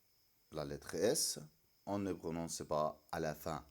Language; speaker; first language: French; non-native, fluent; Arabic